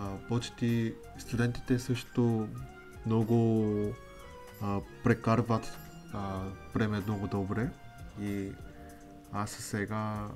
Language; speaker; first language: Bulgarian; non-native, learner; Korean